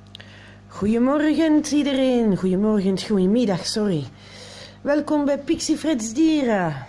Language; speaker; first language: Dutch; non-native, local second language; French